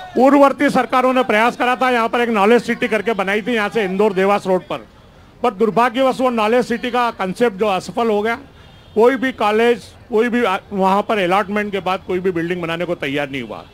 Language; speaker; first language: Hindi; native; Hindi